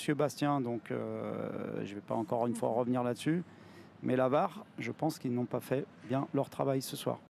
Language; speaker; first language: French; native; French